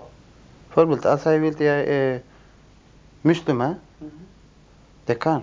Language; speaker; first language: Dutch; non-native, learner; Turkish